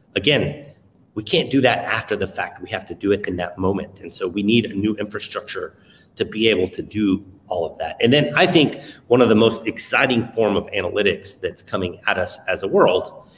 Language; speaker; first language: English; non-native, fluent; Spanish